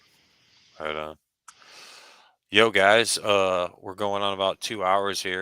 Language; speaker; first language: English; native; English